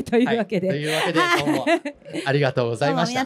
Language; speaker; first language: Japanese; native; Japanese